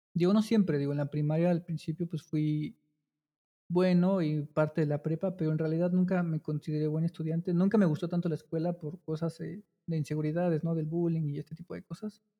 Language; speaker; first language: Spanish; native; Spanish